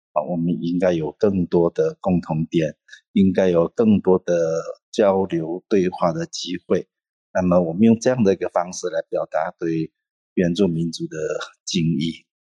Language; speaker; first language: Chinese; non-native, local second language; Hakka Chinese